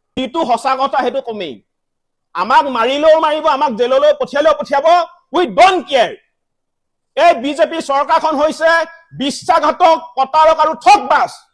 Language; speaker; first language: Assamese; native; Assamese